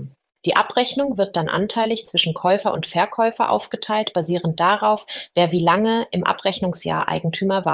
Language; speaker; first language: German; native; German